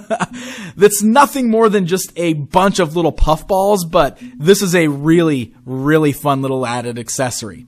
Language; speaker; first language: English; native; English